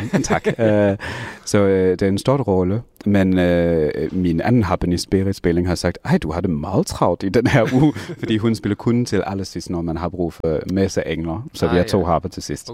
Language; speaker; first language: Danish; non-native, fluent; English